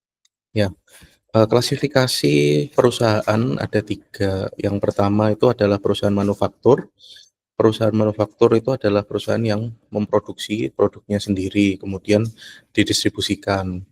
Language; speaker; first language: Indonesian; native; Indonesian